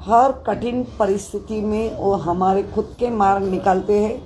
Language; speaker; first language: Hindi; non-native, local second language; Marathi